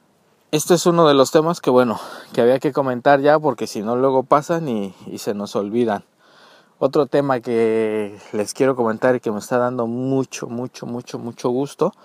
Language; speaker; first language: Spanish; native; Spanish